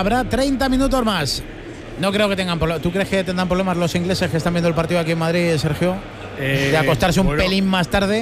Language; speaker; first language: Spanish; native; Spanish